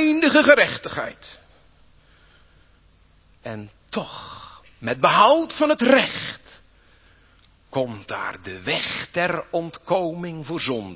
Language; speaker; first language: Dutch; native; Dutch